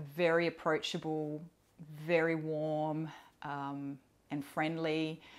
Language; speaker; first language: English; native; English